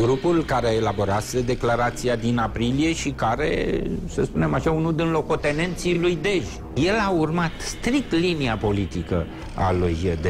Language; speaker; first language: Romanian; native; Romanian